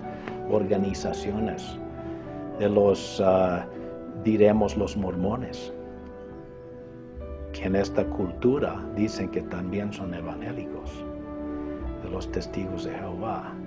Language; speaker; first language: Spanish; non-native, fluent; English